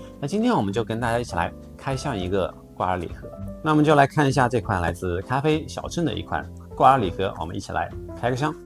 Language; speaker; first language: Chinese; native; Chinese